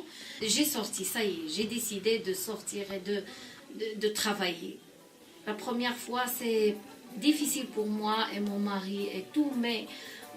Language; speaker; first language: French; non-native, local second language; Arabic